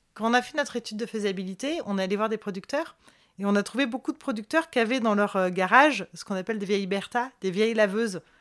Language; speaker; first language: French; native; French